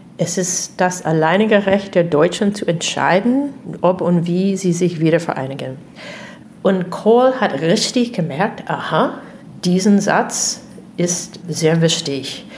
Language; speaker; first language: German; non-native, fluent; English